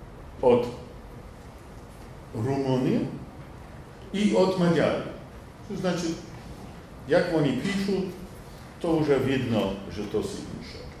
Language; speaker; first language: Polish; non-native, learner; English